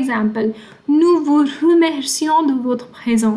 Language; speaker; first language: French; non-native, fluent; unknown